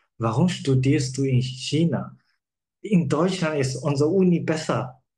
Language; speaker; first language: German; non-native, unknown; Chinese